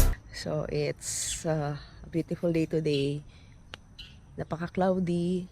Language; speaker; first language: English; non-native, learner; Filipino